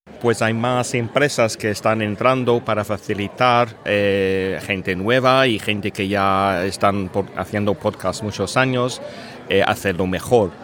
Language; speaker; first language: Spanish; non-native, fluent; English